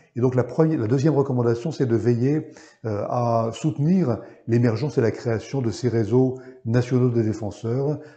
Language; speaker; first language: French; native; French